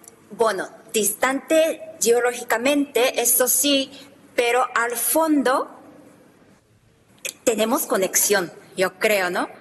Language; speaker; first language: Spanish; non-native, fluent; Japanese